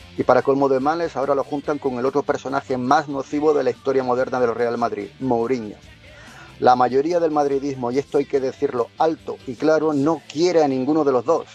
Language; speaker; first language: Spanish; native; Spanish